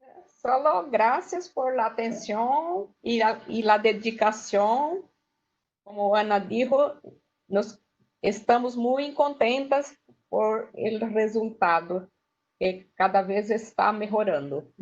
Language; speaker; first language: Spanish; non-native, fluent; Portuguese